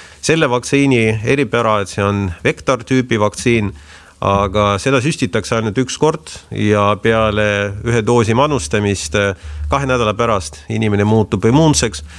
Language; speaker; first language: Estonian; non-native, local second language; Russian